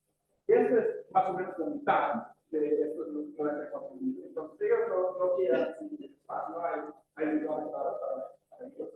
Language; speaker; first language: Spanish; non-native, fluent; English